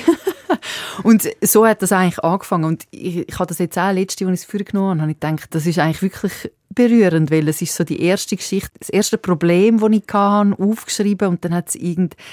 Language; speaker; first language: German; early bilingual, other home language; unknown